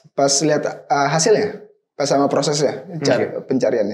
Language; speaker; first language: Indonesian; native; Indonesian